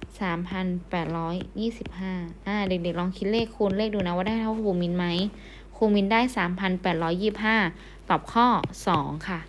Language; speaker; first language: Thai; native; Thai